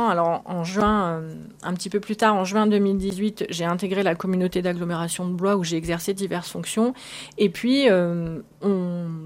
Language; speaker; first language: French; native; French